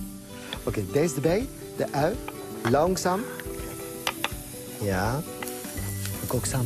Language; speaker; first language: Dutch; non-native, fluent; French